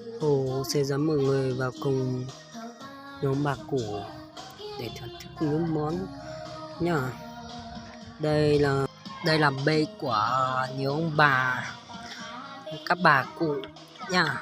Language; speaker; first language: Vietnamese; non-native, local second language; Hmong